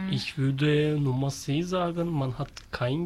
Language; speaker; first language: German; non-native, learner; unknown